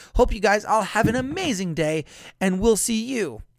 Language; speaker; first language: English; native; English